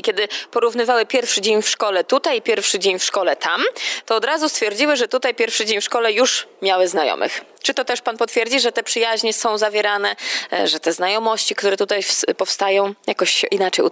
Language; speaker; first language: Polish; native; Polish